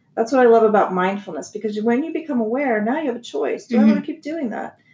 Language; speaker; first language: English; native; English